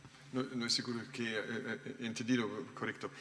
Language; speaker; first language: Spanish; non-native, learner; German